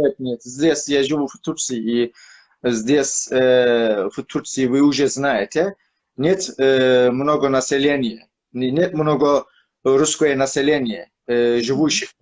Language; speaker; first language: Russian; non-native, learner; Turkish